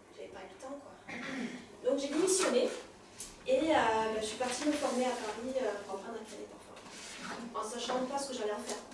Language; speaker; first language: French; native; French